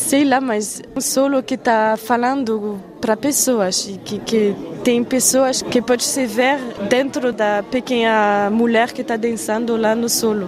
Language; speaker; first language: Portuguese; non-native, fluent; French